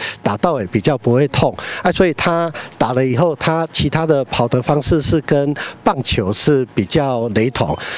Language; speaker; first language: Chinese; native; Chinese